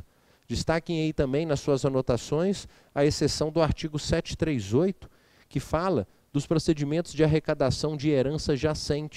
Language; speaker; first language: Portuguese; native; Portuguese